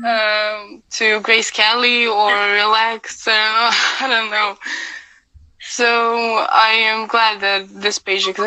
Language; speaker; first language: English; non-native, learner; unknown